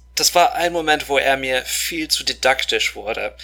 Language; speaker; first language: German; non-native, fluent; Russian